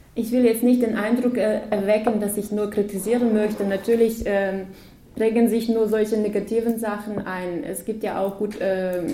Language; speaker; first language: German; non-native, fluent; Ukrainian